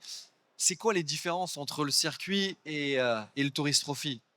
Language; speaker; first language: French; native; French